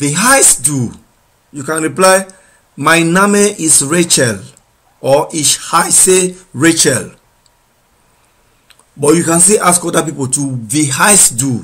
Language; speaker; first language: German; non-native, learner; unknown